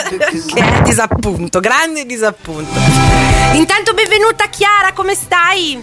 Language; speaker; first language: Italian; native; Italian